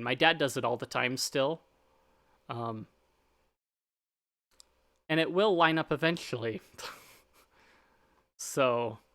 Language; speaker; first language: English; native; English